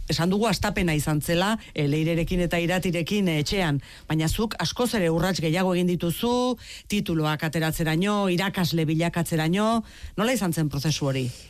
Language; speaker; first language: Basque; native; Basque